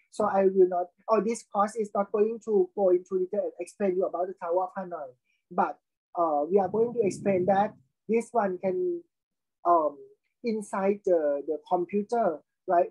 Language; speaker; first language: English; non-native, fluent; Thai